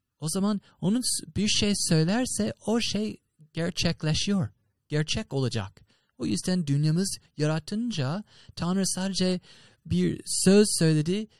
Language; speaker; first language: Turkish; non-native, fluent; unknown